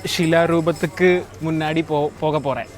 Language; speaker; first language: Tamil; non-native, learner; Malayalam